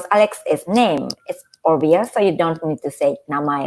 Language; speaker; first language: English; non-native, fluent; Japanese